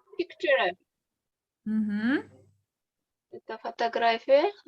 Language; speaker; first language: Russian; non-native, local second language; Kyrgyz